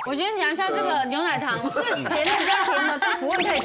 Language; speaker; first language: Chinese; native; Chinese